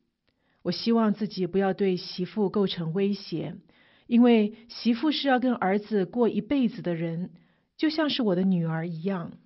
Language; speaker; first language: Chinese; native; Chinese